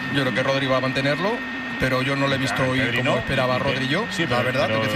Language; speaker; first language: Spanish; native; Spanish